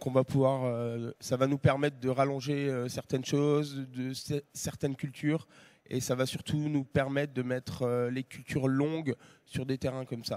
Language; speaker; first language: French; native; French